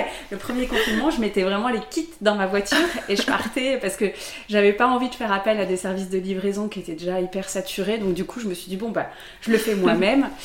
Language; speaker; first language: French; native; French